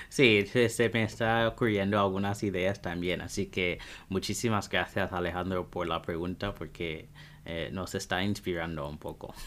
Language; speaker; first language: Spanish; non-native, fluent; English